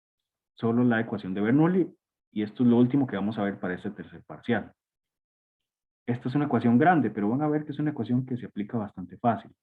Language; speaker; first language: Spanish; native; Spanish